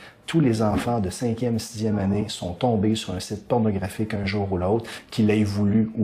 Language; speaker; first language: French; native; French